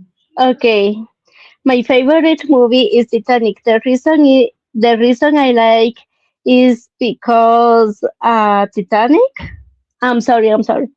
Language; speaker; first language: English; non-native, learner; Spanish